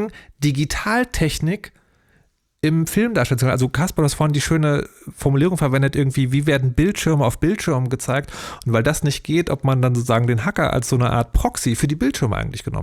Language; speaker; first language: German; native; German